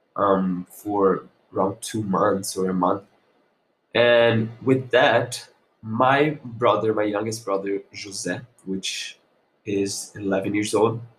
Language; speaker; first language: English; non-native, fluent; Portuguese